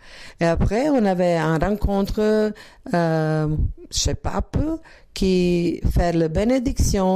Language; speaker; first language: French; non-native, learner; Croatian